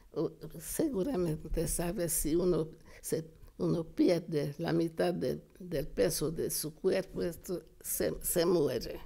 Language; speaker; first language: Spanish; non-native, fluent; Hungarian